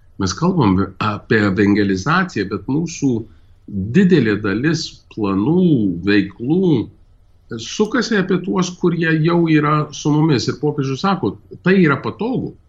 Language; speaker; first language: Lithuanian; early bilingual, heritage; Lithuanian